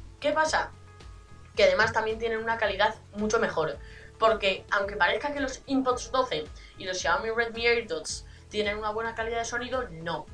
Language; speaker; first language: Spanish; native; Spanish